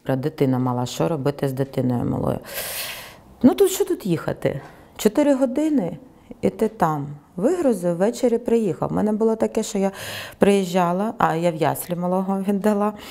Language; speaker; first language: Ukrainian; native; Ukrainian